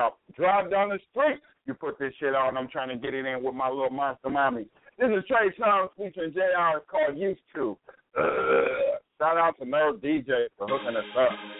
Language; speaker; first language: English; native; English